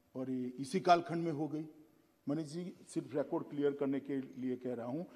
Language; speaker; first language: Hindi; non-native, local second language; Gujarati